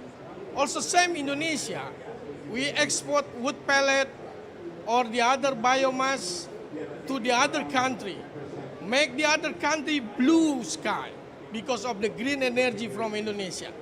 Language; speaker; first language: English; non-native, fluent; Indonesian